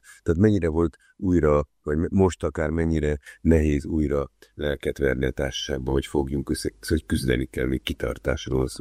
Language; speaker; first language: Hungarian; native; Hungarian